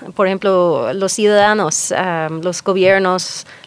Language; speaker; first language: Spanish; non-native, fluent; English